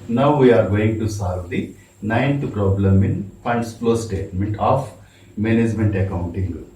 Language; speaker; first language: English; non-native, local second language; Telugu